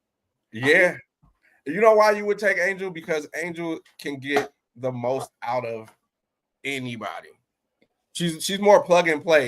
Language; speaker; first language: English; native; English